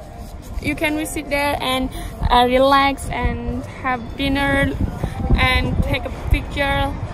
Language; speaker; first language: English; non-native, learner; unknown